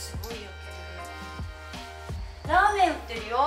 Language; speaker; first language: Japanese; native; Japanese